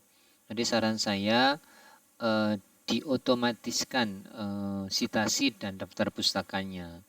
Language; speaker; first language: Indonesian; native; Indonesian